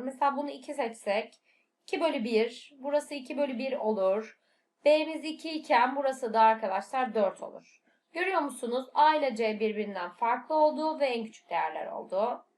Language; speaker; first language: Turkish; native; Turkish